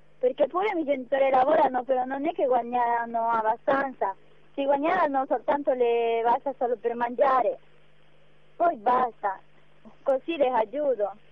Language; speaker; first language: Italian; non-native, learner; Spanish